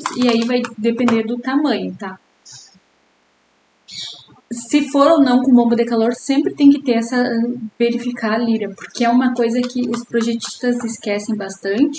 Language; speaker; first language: Portuguese; native; Portuguese